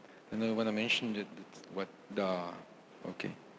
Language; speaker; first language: English; non-native, fluent; Portuguese